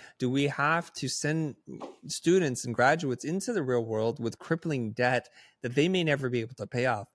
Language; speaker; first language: English; early bilingual, other home language; Vietnamese